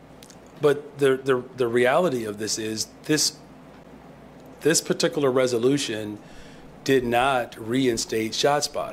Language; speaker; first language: English; native; English